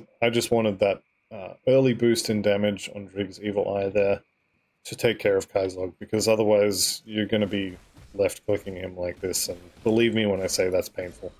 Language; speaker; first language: English; native; English